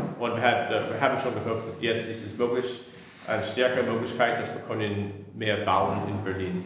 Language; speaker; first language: German; non-native, learner; English